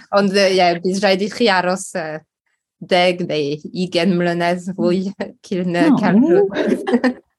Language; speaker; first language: Welsh; non-native, local second language; English